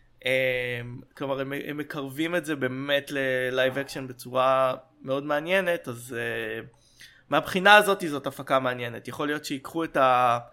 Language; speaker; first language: Hebrew; native; Hebrew